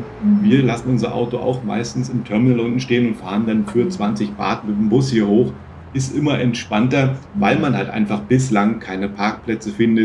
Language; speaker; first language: German; native; German